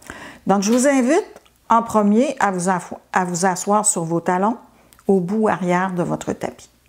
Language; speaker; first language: French; native; French